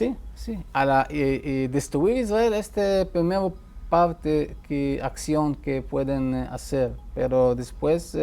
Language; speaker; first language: Spanish; non-native, fluent; Hebrew